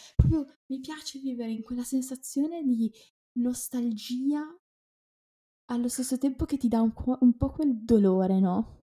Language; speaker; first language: Italian; native; Italian